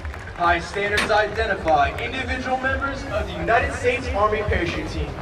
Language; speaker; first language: English; native; English